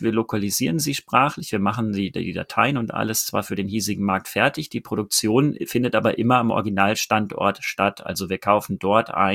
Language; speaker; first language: German; native; German